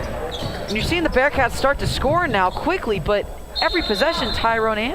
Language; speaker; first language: English; native; English